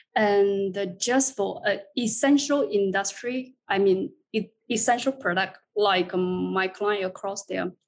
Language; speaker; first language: English; non-native, fluent; Chinese